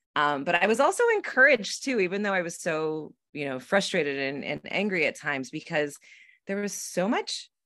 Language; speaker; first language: English; native; English